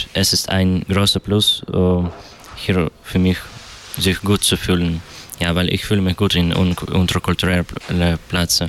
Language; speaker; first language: German; non-native, learner; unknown